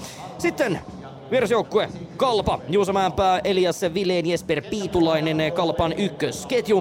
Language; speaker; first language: Finnish; native; Finnish